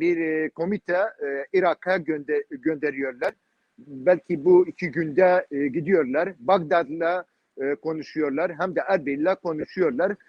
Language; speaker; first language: Turkish; non-native, learner; Kurdish